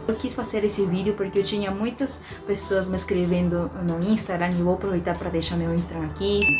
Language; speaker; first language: Portuguese; non-native, fluent; Spanish